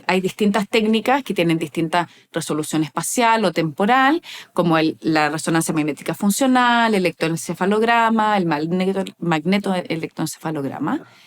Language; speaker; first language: Spanish; native; Spanish